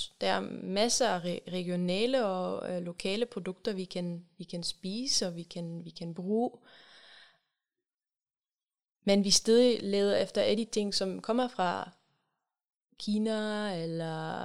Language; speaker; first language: Danish; non-native, fluent; German